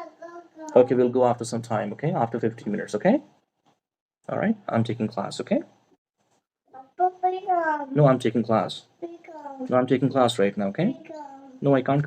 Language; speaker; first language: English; non-native, local second language; Hindi